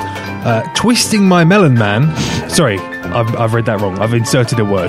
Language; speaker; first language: English; native; English